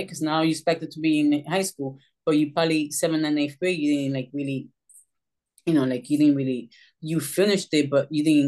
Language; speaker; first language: English; early bilingual, other home language; Spanish